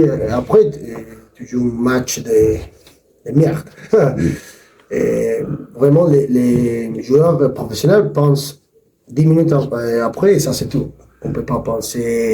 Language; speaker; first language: French; non-native, learner; Spanish